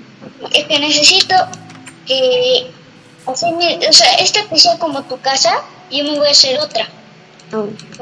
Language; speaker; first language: Spanish; native; Spanish